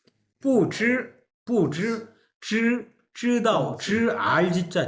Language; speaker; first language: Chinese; non-native, fluent; Korean